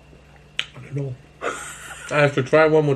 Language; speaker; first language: English; non-native, fluent; Dutch